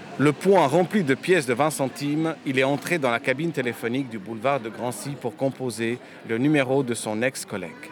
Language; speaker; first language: French; early bilingual, other home language; Romanian